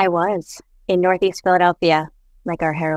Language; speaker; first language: English; native; English